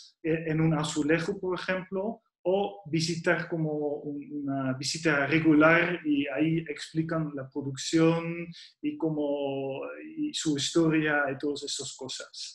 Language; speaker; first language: Spanish; non-native, fluent; Dutch